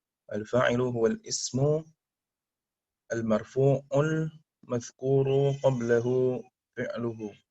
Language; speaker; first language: Arabic; non-native, learner; Indonesian